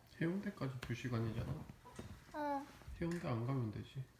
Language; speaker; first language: Korean; native; Korean